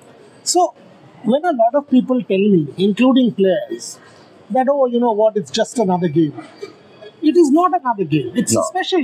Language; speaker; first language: English; non-native, local second language; Bangla